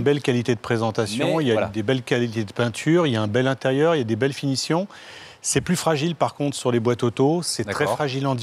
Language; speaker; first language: French; native; French